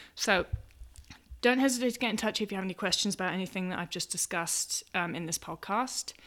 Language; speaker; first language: English; native; English